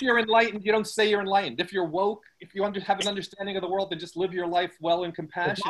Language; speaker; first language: English; native; English